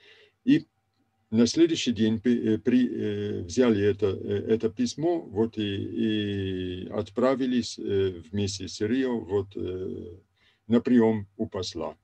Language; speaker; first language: Russian; non-native, fluent; Italian